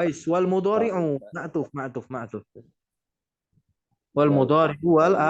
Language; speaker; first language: Arabic; non-native, fluent; Indonesian